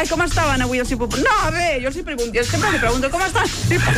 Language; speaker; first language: Catalan; native; Catalan